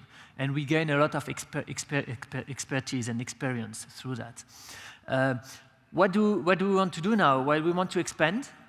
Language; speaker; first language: English; non-native, fluent; French